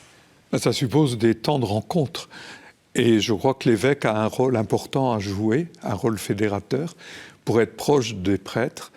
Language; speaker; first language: French; native; French